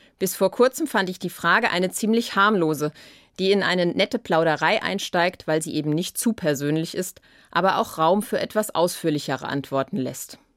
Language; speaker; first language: German; native; German